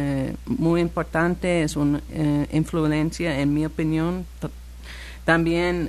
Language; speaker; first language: Spanish; non-native, learner; English